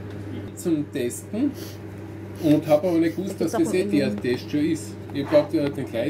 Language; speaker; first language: German; native; German